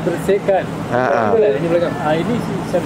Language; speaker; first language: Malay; non-native, local second language; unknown